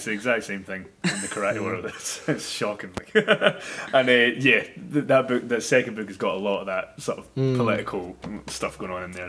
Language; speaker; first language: English; native; English